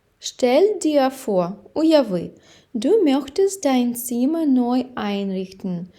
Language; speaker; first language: German; non-native, fluent; Ukrainian